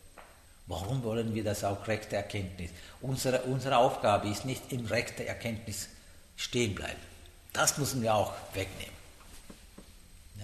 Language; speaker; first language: German; non-native, learner; Sinhala